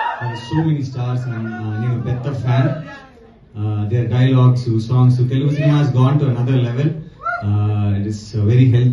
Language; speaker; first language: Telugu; non-native, learner; Tamil